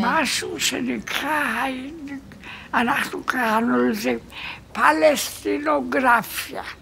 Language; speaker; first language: Hebrew; non-native, fluent; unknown